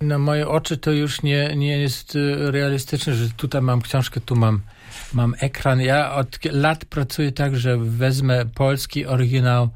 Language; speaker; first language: Polish; non-native, fluent; German